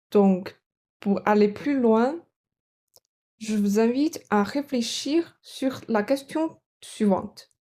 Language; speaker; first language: French; non-native, fluent; Chinese